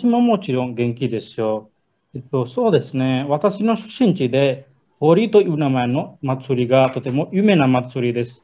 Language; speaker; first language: Japanese; non-native, learner; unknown